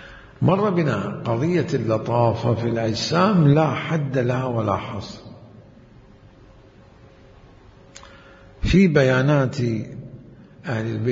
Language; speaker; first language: Arabic; native; Arabic